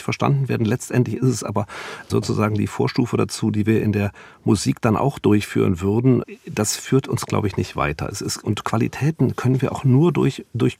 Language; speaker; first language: German; native; German